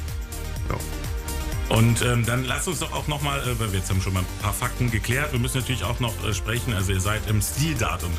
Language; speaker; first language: German; native; German